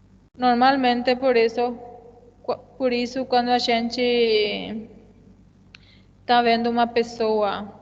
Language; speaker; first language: Portuguese; non-native, fluent; Spanish